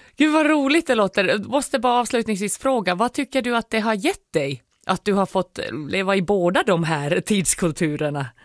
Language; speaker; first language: Swedish; native; Swedish